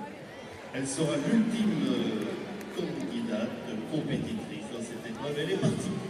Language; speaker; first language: French; native; French